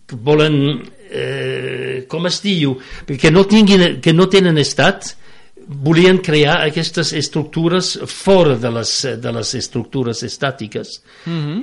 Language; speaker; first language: Catalan; non-native, fluent; French